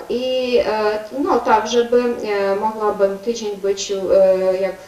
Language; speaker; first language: Polish; non-native, learner; Ukrainian